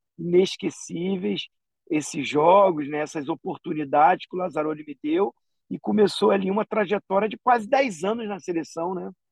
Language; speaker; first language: Portuguese; native; Portuguese